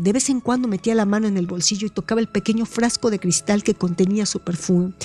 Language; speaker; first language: Spanish; native; Spanish